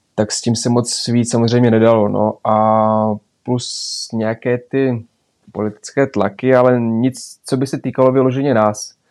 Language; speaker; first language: Czech; early bilingual, other home language; Belarusian